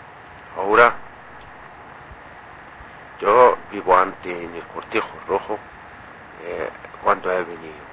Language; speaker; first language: Spanish; non-native, learner; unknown